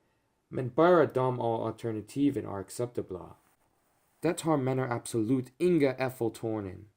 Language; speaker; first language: Swedish; non-native, learner; English